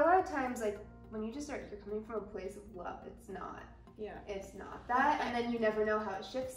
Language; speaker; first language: English; native; English